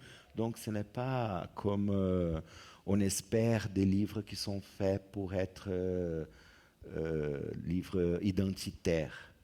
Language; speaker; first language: French; non-native, fluent; Portuguese